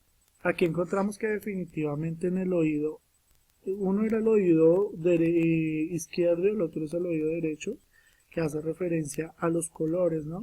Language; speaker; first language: Spanish; native; Spanish